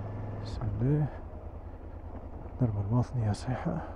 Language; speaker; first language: Arabic; native; Arabic